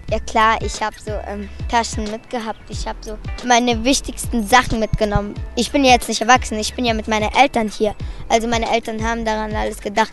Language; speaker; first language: German; early bilingual, other home language; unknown